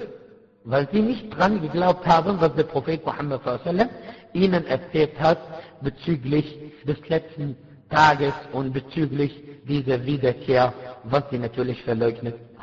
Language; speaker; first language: German; non-native, fluent; Arabic